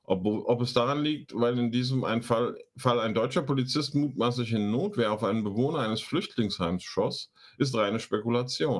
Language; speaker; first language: German; native; German